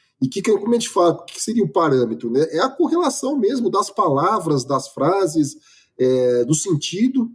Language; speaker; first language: Portuguese; native; Portuguese